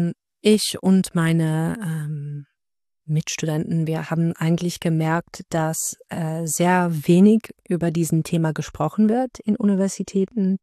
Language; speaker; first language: German; non-native, fluent; Dutch